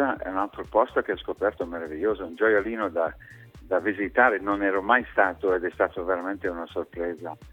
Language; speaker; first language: Italian; non-native, fluent; English